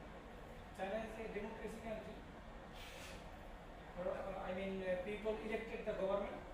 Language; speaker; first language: English; non-native, learner; Bangla